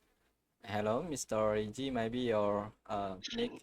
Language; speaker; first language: English; non-native, learner; Indonesian